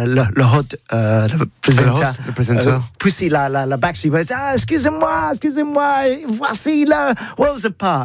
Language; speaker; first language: French; non-native, learner; English